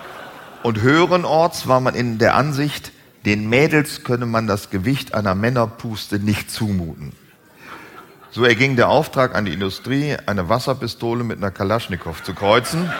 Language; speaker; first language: German; native; German